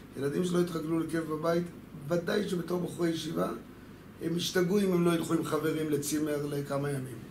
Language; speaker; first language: Hebrew; non-native, fluent; French